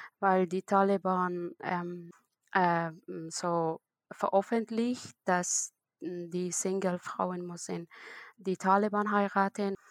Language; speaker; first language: German; non-native, learner; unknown